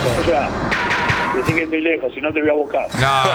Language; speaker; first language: Spanish; native; Spanish